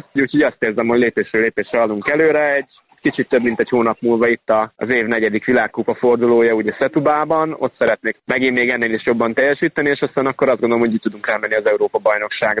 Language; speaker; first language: Hungarian; native; Hungarian